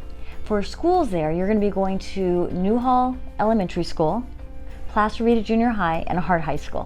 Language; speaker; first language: English; native; English